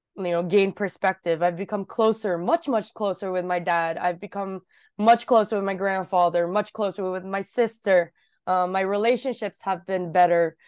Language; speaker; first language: English; early bilingual, other home language; Japanese